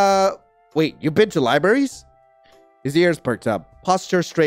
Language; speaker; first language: English; native; English